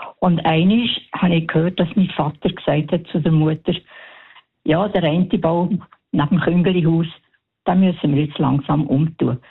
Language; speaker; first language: German; native; German